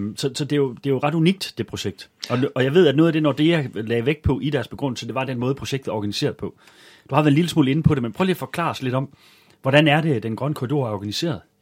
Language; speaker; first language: Danish; native; Danish